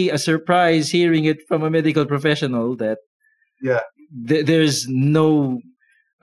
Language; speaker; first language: English; non-native, local second language; Filipino